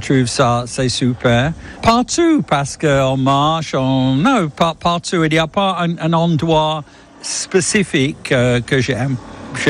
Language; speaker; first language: French; non-native, fluent; English